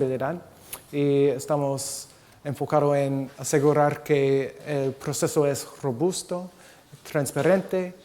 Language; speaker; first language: Spanish; non-native, fluent; English